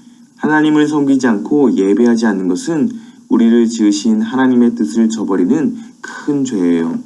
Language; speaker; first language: Korean; native; Korean